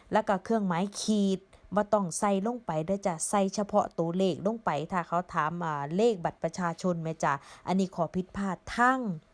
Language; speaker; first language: Thai; native; Thai